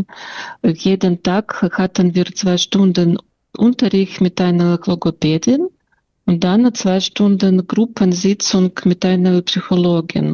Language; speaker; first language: German; non-native, fluent; Russian